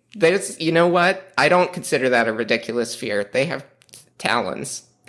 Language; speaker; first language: English; native; English